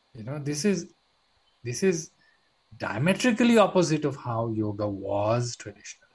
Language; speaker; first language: English; non-native, local second language; Marathi